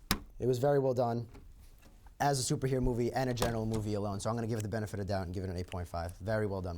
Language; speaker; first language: English; native; English